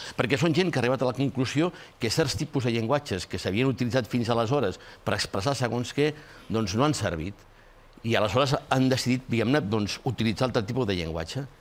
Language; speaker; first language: Catalan; non-native, local second language; Spanish